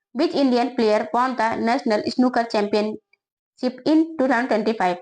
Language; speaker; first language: English; non-native, local second language; Hindi